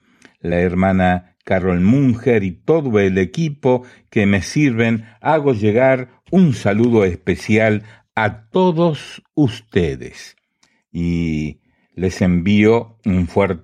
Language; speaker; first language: Spanish; native; Spanish